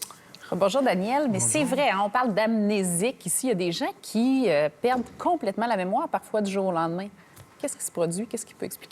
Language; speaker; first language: French; native; French